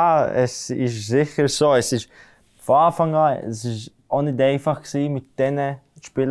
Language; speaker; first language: German; non-native, fluent; Latvian